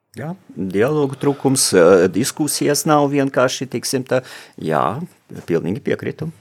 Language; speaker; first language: Latvian; non-native, local second language; Russian